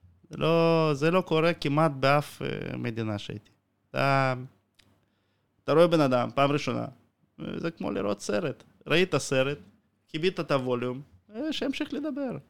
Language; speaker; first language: Hebrew; non-native, fluent; Russian